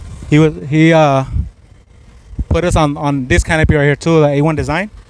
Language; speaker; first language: English; early bilingual, other home language; Spanish